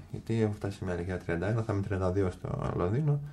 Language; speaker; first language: Greek; native; Greek